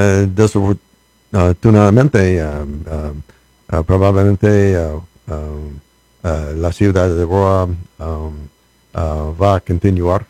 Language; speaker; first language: Spanish; non-native, learner; English